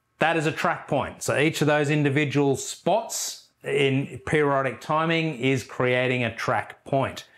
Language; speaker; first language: English; native; English